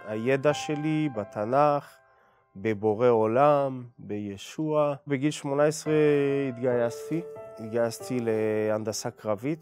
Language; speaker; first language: Hebrew; early bilingual, other home language; French